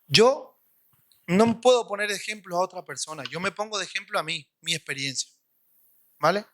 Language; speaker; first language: Spanish; native; Spanish